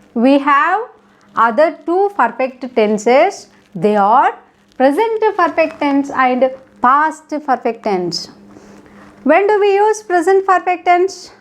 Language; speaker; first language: English; non-native, local second language; Telugu